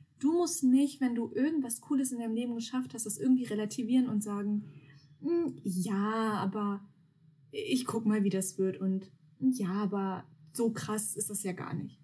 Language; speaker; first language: German; early bilingual, other home language; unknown